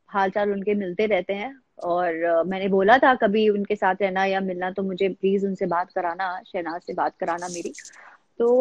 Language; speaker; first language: Hindi; native; Hindi